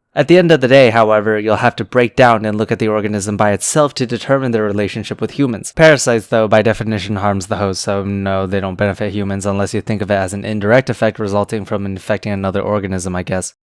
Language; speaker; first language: English; native; English